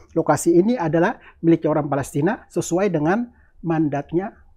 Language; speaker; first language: Indonesian; native; Indonesian